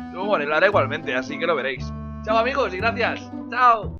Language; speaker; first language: Spanish; native; Spanish